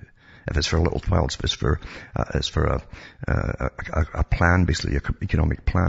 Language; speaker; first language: English; native; English